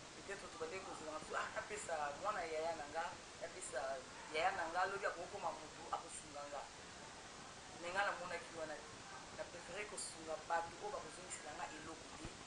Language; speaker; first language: Lingala; native; Lingala